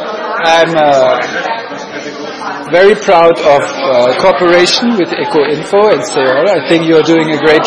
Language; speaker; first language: English; non-native, fluent; German